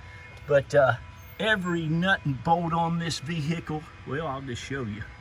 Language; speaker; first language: English; native; English